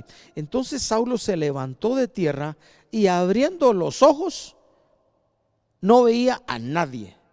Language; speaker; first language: Spanish; native; Spanish